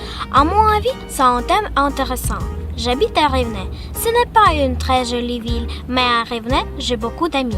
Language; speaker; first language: French; non-native, learner; Ukrainian